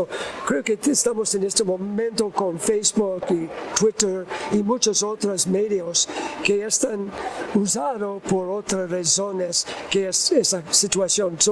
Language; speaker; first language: Spanish; non-native, learner; English